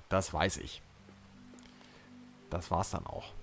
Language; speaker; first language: German; native; German